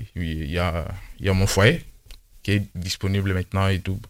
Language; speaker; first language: French; non-native, local second language; Lingala